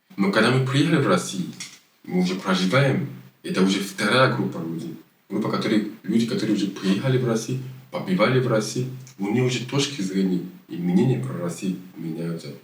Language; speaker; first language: Russian; non-native, fluent; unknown